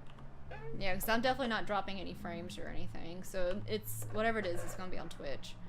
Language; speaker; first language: English; native; English